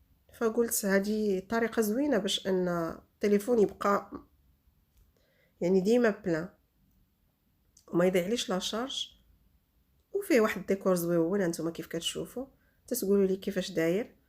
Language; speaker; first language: Arabic; native; Arabic